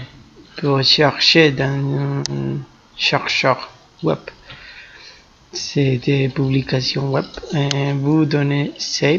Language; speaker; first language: French; non-native, fluent; Spanish